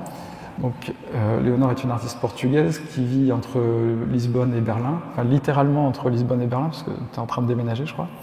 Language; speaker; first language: French; native; French